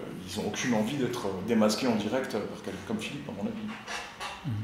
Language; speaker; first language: French; native; French